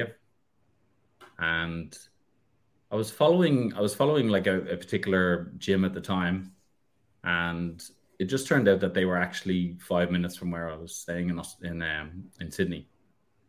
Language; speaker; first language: English; native; English